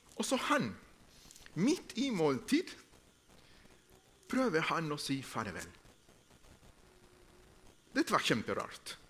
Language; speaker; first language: Norwegian; non-native, fluent; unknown